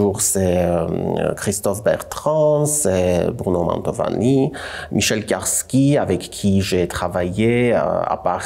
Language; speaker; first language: French; non-native, fluent; Armenian